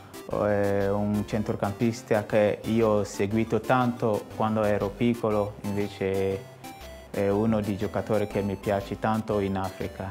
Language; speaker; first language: Italian; non-native, fluent; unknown